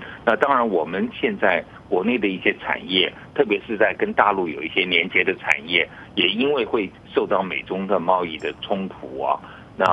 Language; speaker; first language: Chinese; native; Chinese